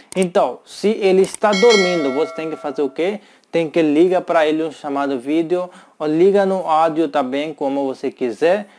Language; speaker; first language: Portuguese; non-native, learner; Hindi